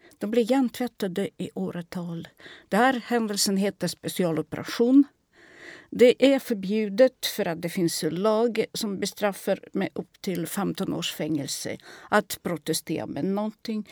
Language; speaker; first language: Swedish; non-native, fluent; Russian